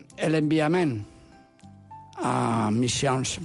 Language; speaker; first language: Catalan; non-native, local second language; Spanish